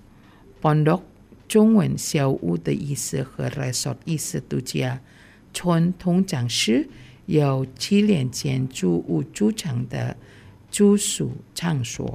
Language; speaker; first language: Chinese; non-native, fluent; Indonesian